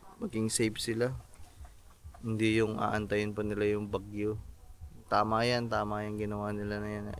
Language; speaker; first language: Filipino; native; Filipino